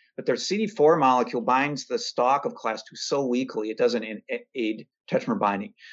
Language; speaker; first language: English; native; English